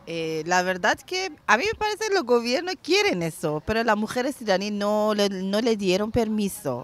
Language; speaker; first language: Spanish; non-native, learner; Persian